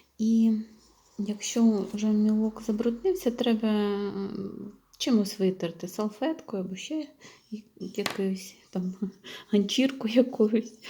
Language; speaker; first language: Ukrainian; non-native, local second language; Russian